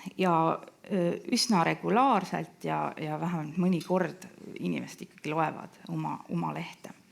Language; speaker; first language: Estonian; native; Estonian